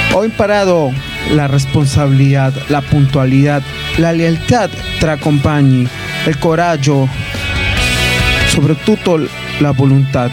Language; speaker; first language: Italian; non-native, learner; Spanish